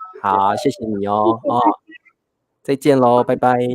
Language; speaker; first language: Chinese; native; Chinese